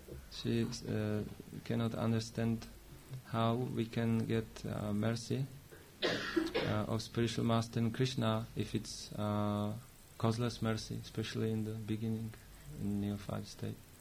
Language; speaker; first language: English; non-native, fluent; Czech